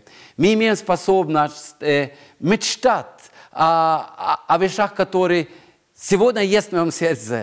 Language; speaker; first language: Russian; non-native, fluent; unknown